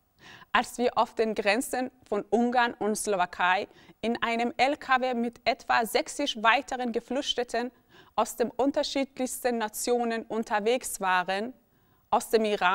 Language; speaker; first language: German; early bilingual, other home language; Persian